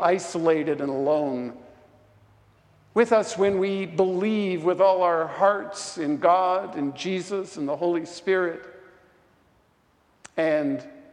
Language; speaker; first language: English; native; English